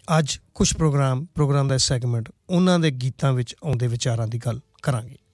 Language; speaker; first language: Punjabi; native; Punjabi